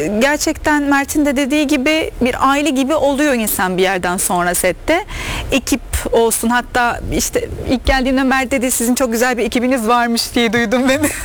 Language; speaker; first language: Turkish; non-native, fluent; Arabic